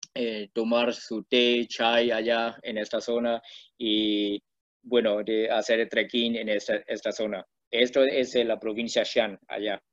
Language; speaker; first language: Spanish; non-native, learner; Burmese